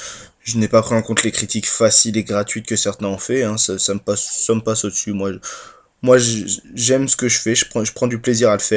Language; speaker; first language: French; native; French